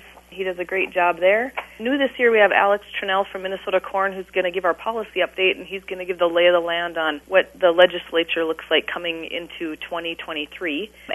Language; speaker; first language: English; native; English